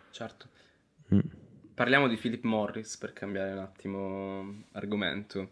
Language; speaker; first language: Italian; native; Italian